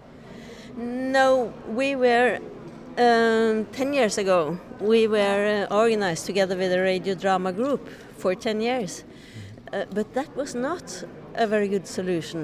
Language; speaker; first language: English; non-native, fluent; Norwegian